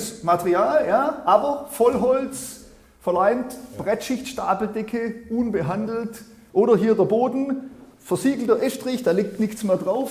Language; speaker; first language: German; native; German